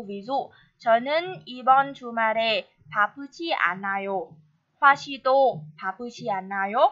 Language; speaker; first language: Korean; non-native, fluent; Vietnamese